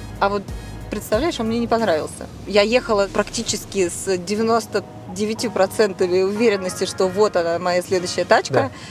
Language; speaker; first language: Russian; native; Russian